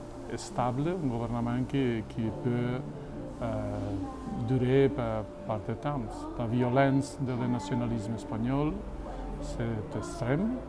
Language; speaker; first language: French; non-native, fluent; Catalan